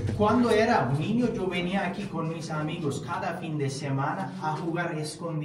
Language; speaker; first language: Spanish; non-native, fluent; Turkish